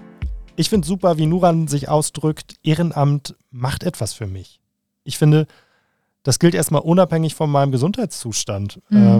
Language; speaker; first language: German; native; German